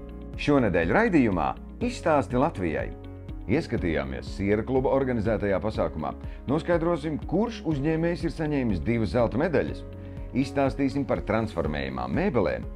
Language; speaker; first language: Latvian; native; Latvian